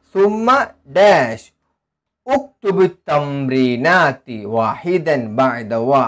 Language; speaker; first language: Arabic; non-native, fluent; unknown